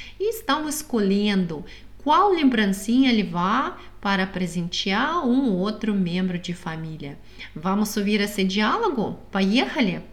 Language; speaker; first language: Portuguese; non-native, fluent; Russian